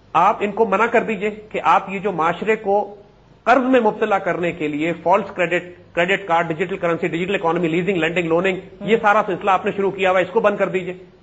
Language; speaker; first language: Urdu; native; Urdu